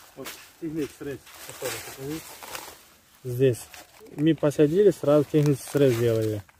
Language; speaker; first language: Russian; non-native, local second language; Uzbek